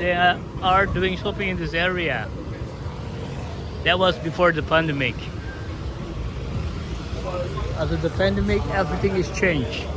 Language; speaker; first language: English; non-native, fluent; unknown